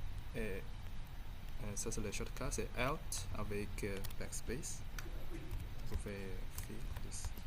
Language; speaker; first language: French; non-native, learner; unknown